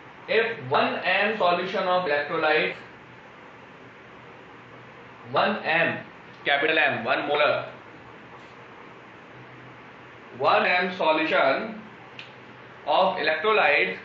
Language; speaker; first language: English; non-native, local second language; Hindi